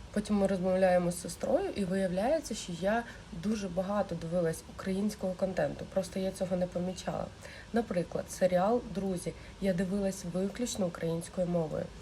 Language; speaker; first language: Ukrainian; non-native, local second language; Russian